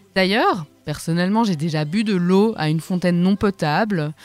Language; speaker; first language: French; native; French